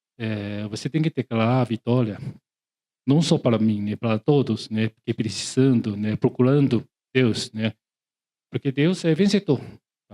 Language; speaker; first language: Portuguese; non-native, learner; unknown